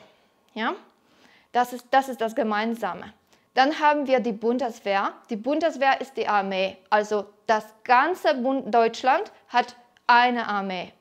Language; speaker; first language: German; non-native, fluent; Polish